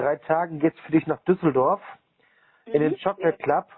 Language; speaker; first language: German; native; German